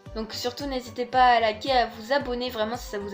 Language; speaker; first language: French; native; French